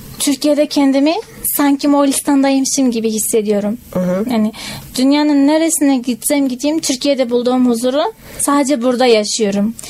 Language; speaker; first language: Turkish; non-native, fluent; Kazakh